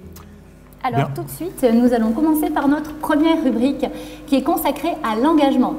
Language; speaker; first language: French; native; French